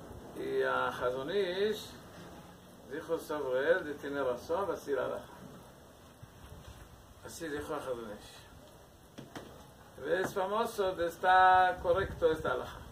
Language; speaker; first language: Spanish; non-native, learner; Hebrew